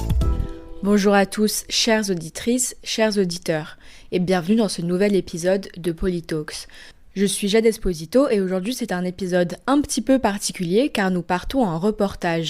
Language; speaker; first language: French; native; French